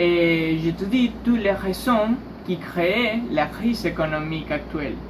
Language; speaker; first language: French; non-native, learner; Spanish